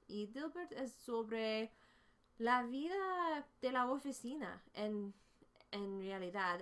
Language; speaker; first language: Spanish; non-native, fluent; English